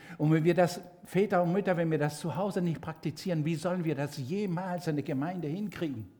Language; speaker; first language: German; non-native, fluent; Spanish